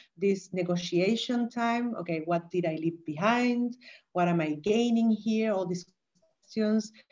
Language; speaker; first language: English; non-native, fluent; Spanish